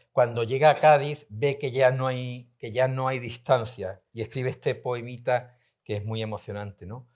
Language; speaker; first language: Spanish; native; Spanish